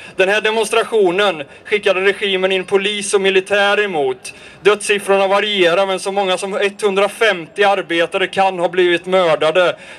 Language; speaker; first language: Swedish; native; Swedish